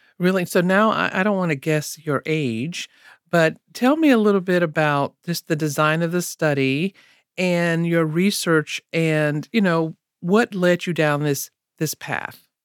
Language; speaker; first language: English; native; English